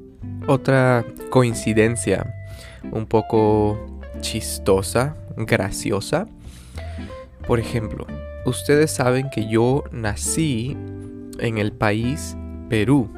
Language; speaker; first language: Spanish; early bilingual, other home language; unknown